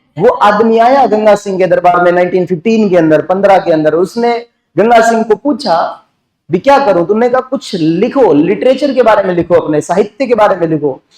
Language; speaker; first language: Hindi; native; Hindi